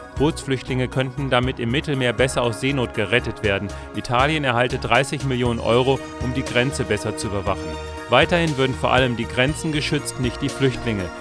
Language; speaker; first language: German; native; German